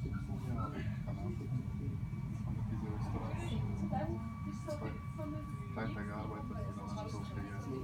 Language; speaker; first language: German; non-native, learner; Somali